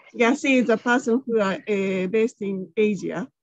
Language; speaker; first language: English; non-native, learner; Japanese